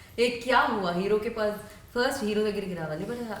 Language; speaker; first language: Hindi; non-native, local second language; Telugu